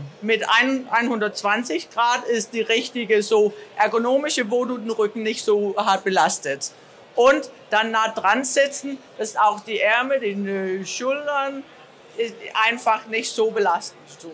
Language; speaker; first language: German; non-native, learner; Danish